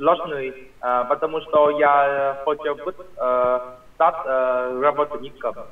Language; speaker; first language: Russian; non-native, learner; Vietnamese